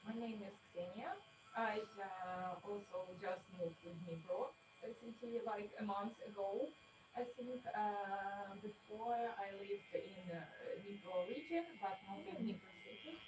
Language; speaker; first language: English; non-native, fluent; Ukrainian